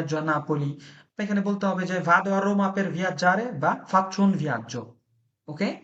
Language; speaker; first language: Italian; non-native, fluent; Bangla